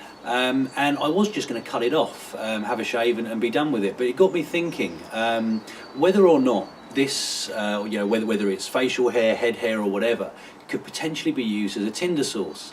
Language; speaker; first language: English; native; English